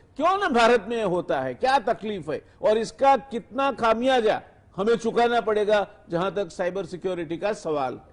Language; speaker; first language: Hindi; non-native, local second language; Gujarati